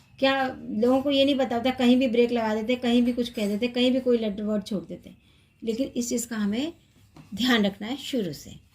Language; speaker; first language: Hindi; native; Hindi